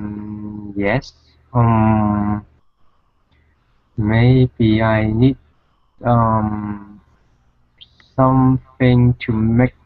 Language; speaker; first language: English; non-native, learner; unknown